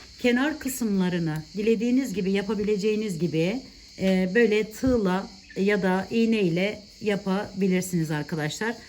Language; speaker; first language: Turkish; native; Turkish